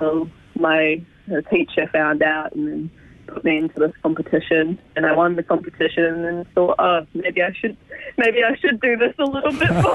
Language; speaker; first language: English; native; English